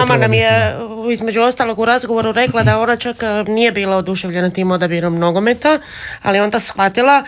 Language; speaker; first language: Serbian; native; Serbian